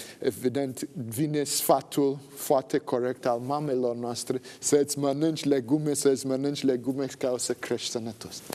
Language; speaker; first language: Romanian; non-native, fluent; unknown